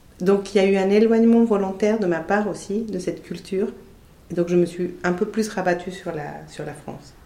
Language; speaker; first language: French; non-native, fluent; Spanish